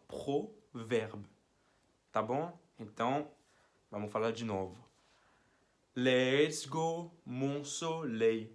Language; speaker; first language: Portuguese; non-native, fluent; French